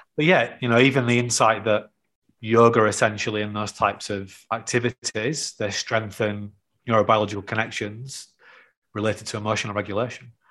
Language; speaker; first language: English; native; English